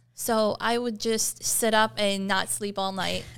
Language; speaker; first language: English; early bilingual, other home language; Persian